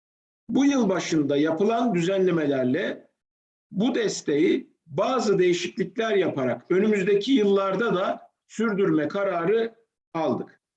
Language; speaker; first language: Turkish; native; Turkish